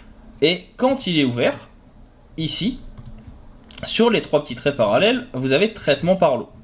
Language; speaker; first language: French; native; French